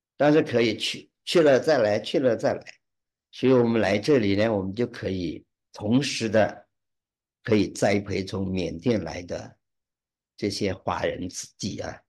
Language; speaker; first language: Chinese; early bilingual, heritage; Chinese